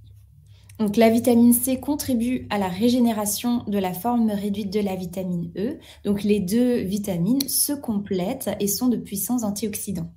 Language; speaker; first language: French; native; French